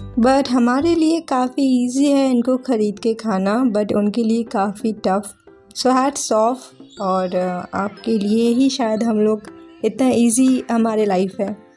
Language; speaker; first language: Hindi; native; Hindi